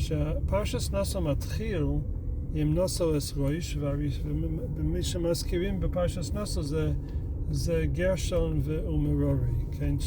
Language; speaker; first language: Hebrew; non-native, fluent; English